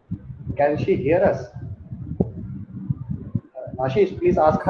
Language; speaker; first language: English; non-native, local second language; Bangla